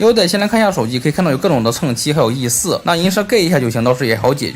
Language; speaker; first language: Chinese; native; Chinese